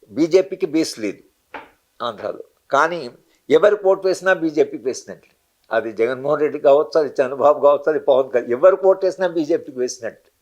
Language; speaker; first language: Telugu; native; Telugu